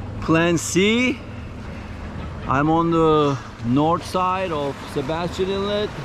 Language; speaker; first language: English; native; English